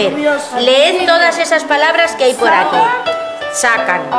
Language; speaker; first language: Spanish; native; Spanish